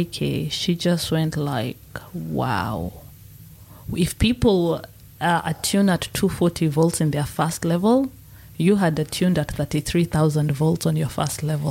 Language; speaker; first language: English; non-native, local second language; Meru